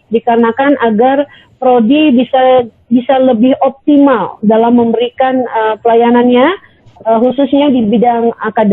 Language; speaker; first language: Indonesian; native; Indonesian